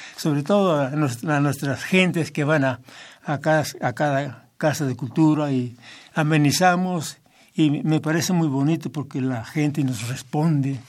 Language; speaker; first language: Spanish; native; Spanish